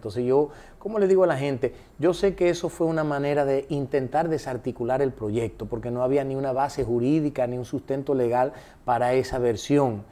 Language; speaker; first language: Spanish; early bilingual, heritage; Spanish